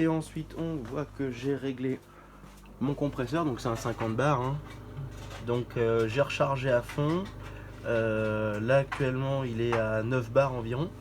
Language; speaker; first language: French; native; French